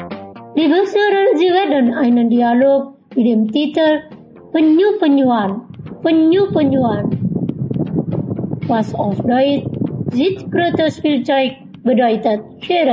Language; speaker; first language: German; non-native, learner; Indonesian